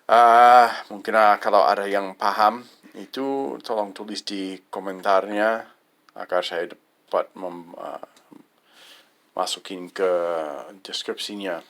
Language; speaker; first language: Indonesian; non-native, fluent; English